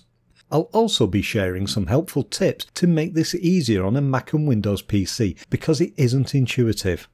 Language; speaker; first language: English; native; English